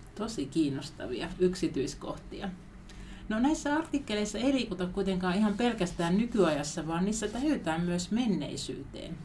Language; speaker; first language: Finnish; native; Finnish